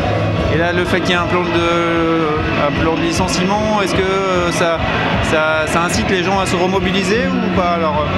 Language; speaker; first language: French; native; French